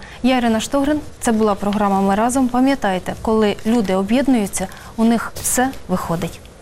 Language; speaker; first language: Ukrainian; native; Ukrainian